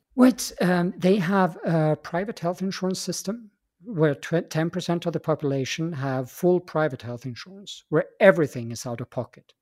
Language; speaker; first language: English; non-native, fluent; Swedish